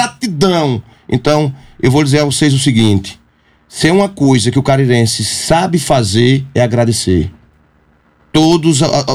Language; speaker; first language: Portuguese; native; Portuguese